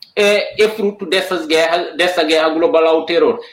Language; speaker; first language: Portuguese; non-native, fluent; Wolof